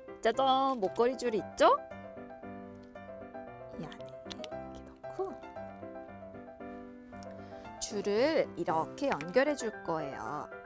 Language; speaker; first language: Korean; native; Korean